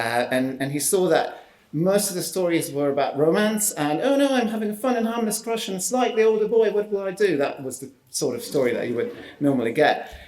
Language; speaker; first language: English; non-native, fluent; Hungarian